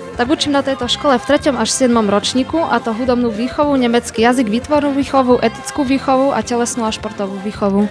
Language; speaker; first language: Slovak; non-native, local second language; Hungarian